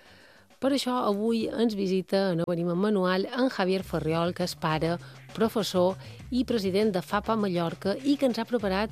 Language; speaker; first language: Catalan; native; Catalan